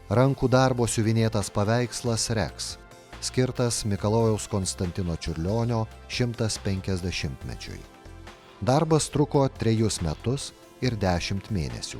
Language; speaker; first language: Lithuanian; native; Lithuanian